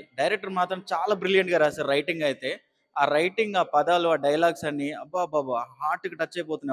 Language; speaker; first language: Telugu; native; Telugu